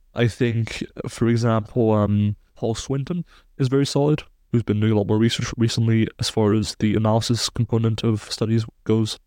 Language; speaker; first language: English; non-native, fluent; German